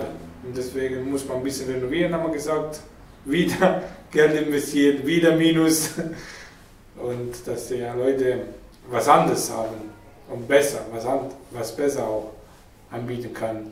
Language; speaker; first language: German; non-native, learner; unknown